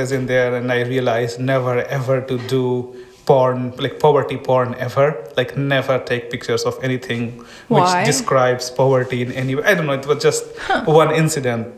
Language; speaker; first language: English; non-native, local second language; Hindi